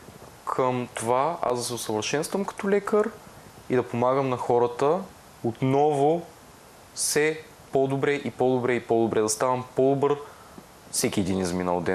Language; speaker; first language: Bulgarian; native; Bulgarian